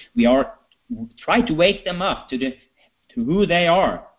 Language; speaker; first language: English; non-native, fluent; Swedish